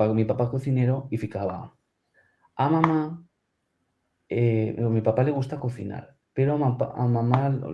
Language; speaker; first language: Spanish; non-native, local second language; Catalan